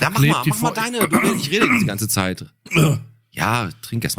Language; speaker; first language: German; native; German